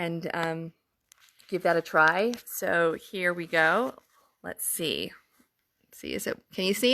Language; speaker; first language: English; native; English